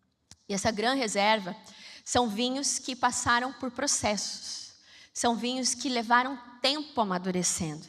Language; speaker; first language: Portuguese; native; Portuguese